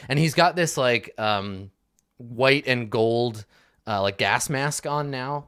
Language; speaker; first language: English; native; English